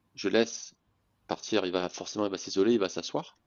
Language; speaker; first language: French; native; French